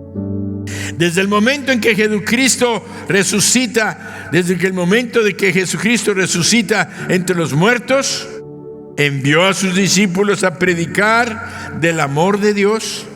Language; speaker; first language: Spanish; native; Spanish